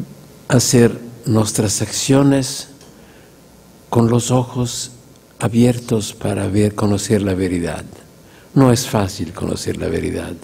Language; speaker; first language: Spanish; non-native, fluent; Italian